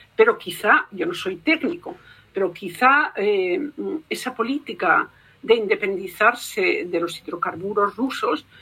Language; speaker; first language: Spanish; native; Spanish